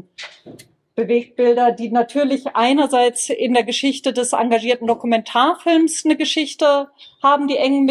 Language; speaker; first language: German; native; German